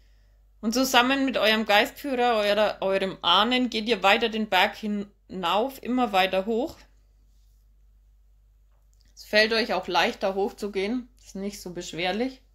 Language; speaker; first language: German; native; German